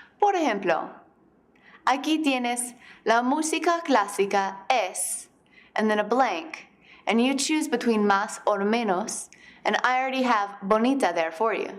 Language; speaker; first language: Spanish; non-native, fluent; English